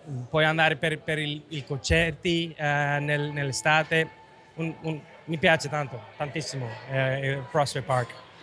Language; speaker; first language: Italian; non-native, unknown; Sinhala